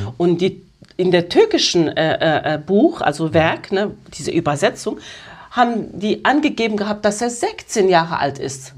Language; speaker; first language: German; early bilingual, other home language; Kurdish